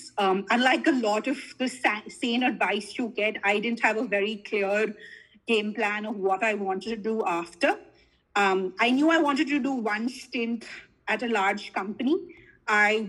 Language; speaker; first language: English; non-native, local second language; Hindi